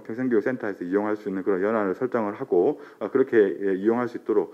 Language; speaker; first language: Korean; native; Korean